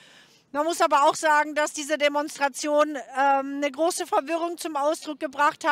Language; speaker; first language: German; native; German